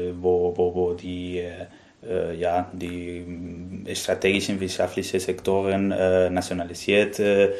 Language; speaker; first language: German; non-native, fluent; Spanish